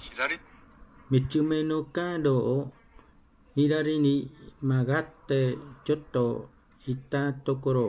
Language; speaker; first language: Japanese; non-native, learner; Vietnamese